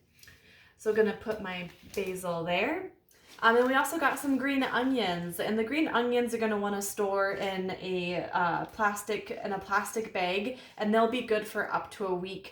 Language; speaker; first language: English; native; English